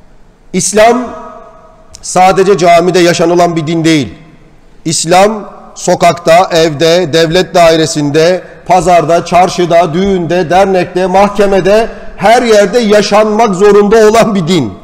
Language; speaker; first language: Turkish; native; Turkish